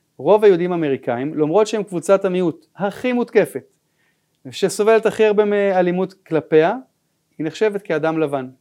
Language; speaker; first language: Hebrew; native; Hebrew